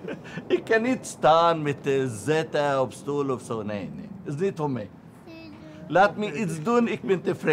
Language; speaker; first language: Dutch; non-native, learner; Arabic